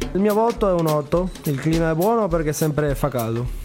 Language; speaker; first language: Italian; non-native, learner; Spanish